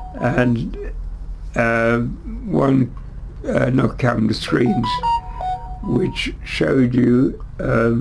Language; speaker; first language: English; early bilingual, other home language; German